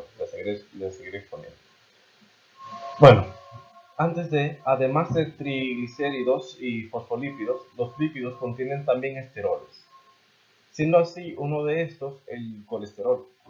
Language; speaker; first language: Spanish; native; Spanish